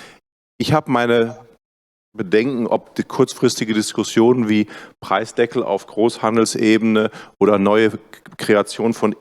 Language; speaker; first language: German; native; German